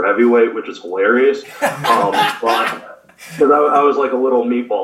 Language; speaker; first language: English; native; English